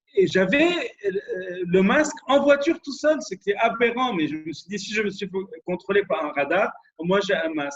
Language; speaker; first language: French; non-native, local second language; Arabic